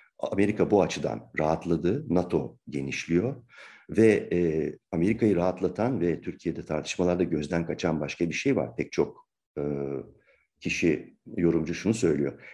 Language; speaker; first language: Turkish; native; Turkish